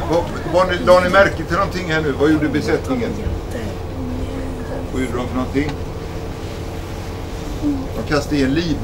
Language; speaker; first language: Swedish; native; Swedish